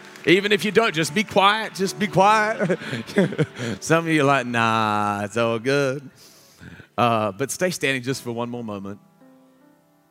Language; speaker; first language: English; native; English